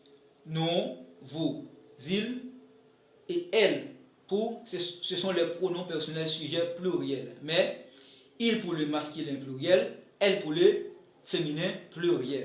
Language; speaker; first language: French; non-native, local second language; Haitian Creole